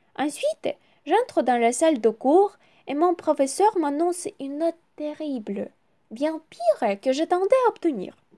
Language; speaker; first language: French; non-native, learner; Ukrainian